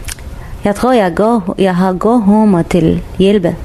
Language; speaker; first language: Danish; non-native, learner; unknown